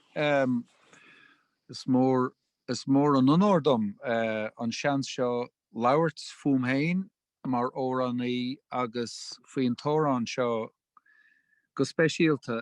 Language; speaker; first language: Irish; non-native, local second language; English